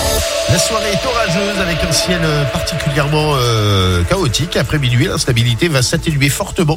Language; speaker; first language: French; native; French